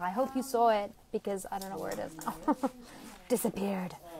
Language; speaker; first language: English; non-native, fluent; French